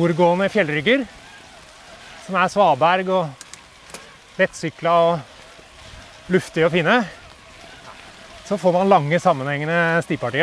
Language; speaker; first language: Norwegian; native; Norwegian